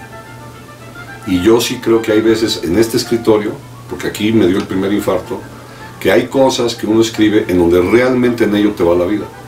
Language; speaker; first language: Spanish; native; Spanish